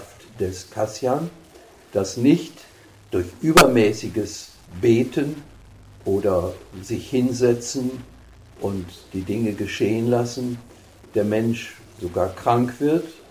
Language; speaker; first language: German; native; German